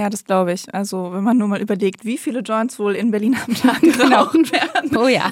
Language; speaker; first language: German; native; German